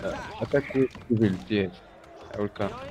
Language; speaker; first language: English; non-native, learner; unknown